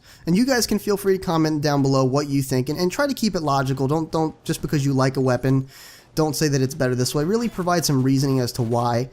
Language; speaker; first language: English; native; English